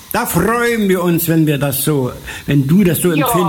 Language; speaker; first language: German; native; German